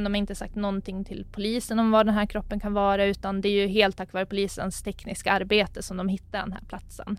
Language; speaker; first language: Swedish; native; Swedish